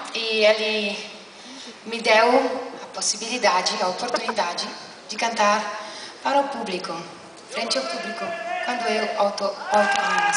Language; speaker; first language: Portuguese; non-native, learner; Italian